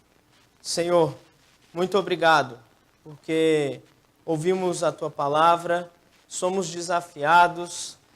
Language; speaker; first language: Portuguese; native; Portuguese